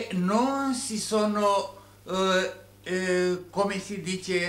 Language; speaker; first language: Italian; non-native, fluent; Romanian